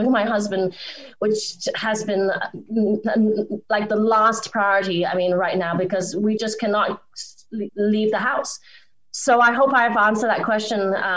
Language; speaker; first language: English; native; English